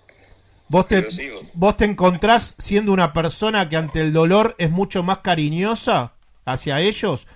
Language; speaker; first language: Spanish; native; Spanish